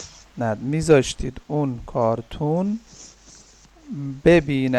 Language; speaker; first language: Persian; non-native, learner; Urdu